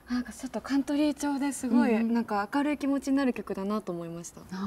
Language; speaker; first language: Japanese; native; Japanese